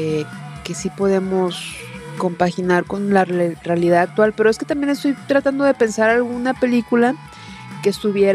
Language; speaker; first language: Spanish; native; Spanish